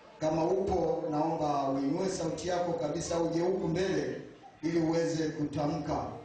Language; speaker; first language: Swahili; native; Swahili